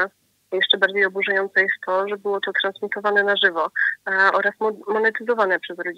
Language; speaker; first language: Polish; native; Polish